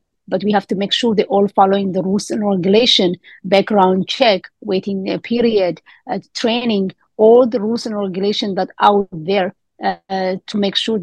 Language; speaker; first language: English; early bilingual, other home language; Amharic